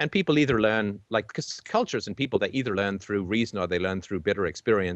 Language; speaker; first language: English; native; English